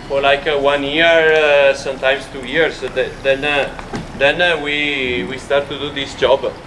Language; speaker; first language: English; non-native, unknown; Italian